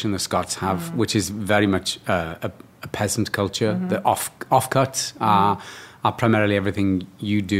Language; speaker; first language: English; native; English